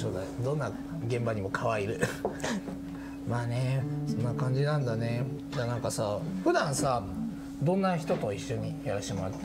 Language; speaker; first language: Japanese; native; Japanese